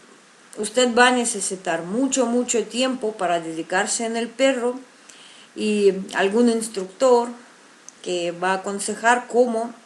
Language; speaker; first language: Spanish; non-native, fluent; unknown